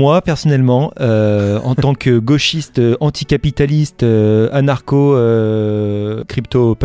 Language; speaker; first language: French; native; French